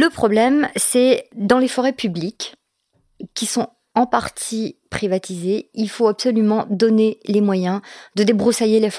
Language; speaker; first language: French; native; French